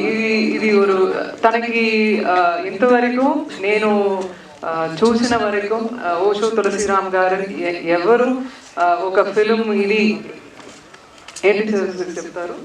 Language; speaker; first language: Telugu; non-native, learner; Tamil